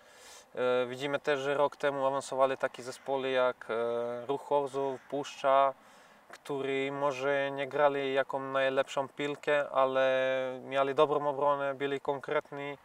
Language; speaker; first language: Polish; non-native, fluent; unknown